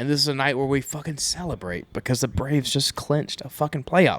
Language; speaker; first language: English; native; English